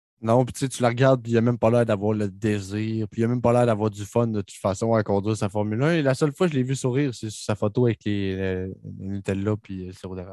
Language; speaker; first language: French; native; French